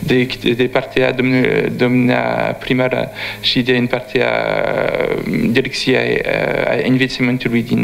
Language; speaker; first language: Romanian; non-native, learner; French